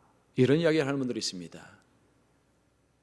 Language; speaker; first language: Korean; native; Korean